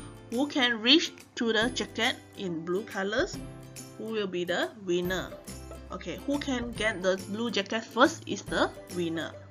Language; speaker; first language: English; non-native, local second language; Chinese